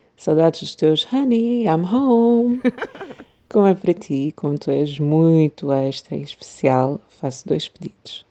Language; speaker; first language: Portuguese; native; Portuguese